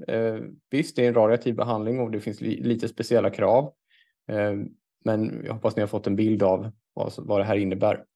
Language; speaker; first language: Swedish; native; Swedish